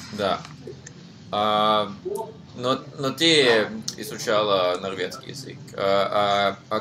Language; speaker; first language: Russian; non-native, learner; Norwegian